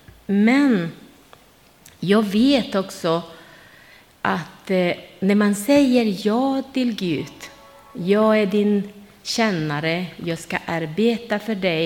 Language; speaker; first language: Swedish; non-native, learner; Spanish